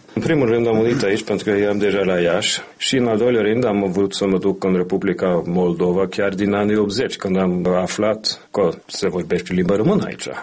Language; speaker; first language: Romanian; non-native, fluent; Norwegian